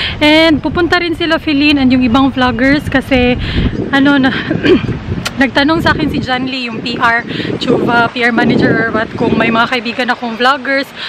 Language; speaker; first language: Filipino; non-native, local second language; Cebuano